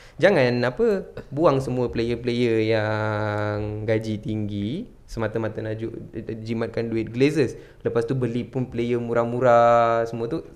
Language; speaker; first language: Malay; non-native, local second language; Tamil